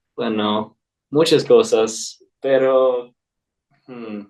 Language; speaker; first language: Spanish; non-native, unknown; English